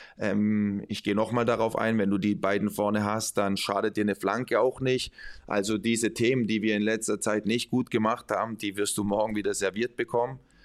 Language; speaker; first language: German; early bilingual, other home language; Spanish